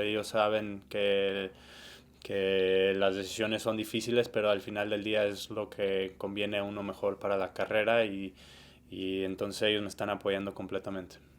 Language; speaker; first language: Spanish; early bilingual, heritage; Spanish